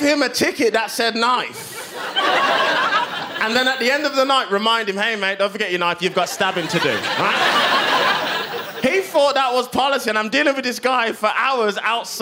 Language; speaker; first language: English; native; English